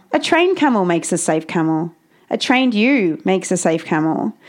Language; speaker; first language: English; native; English